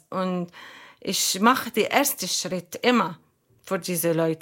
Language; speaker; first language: German; non-native, learner; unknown